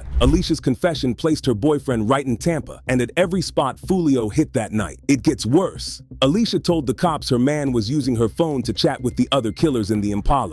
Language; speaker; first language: English; native; English